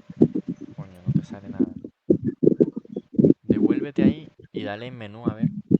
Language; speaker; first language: Spanish; native; Spanish